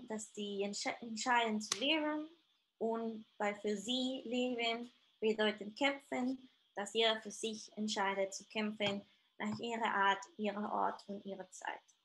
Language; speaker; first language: German; non-native, fluent; Spanish